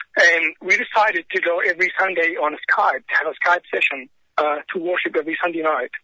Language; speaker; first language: English; non-native, fluent; Arabic